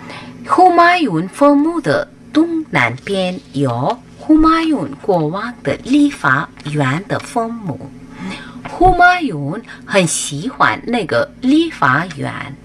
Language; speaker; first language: Chinese; non-native, fluent; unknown